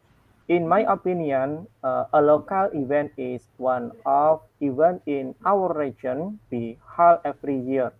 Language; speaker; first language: English; non-native, learner; Indonesian